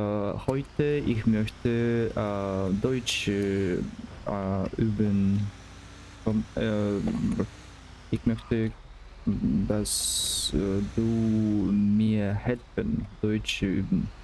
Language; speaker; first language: German; non-native, learner; Russian